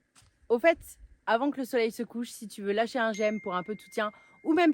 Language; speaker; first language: French; native; French